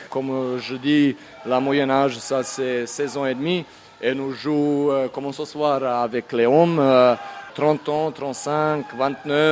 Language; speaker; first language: French; non-native, learner; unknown